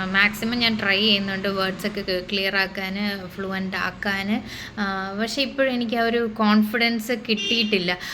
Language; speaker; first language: Malayalam; early bilingual, heritage; Malayalam